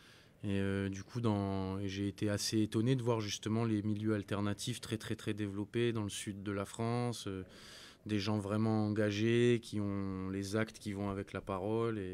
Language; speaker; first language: French; native; French